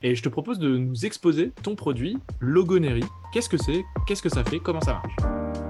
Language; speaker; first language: French; native; French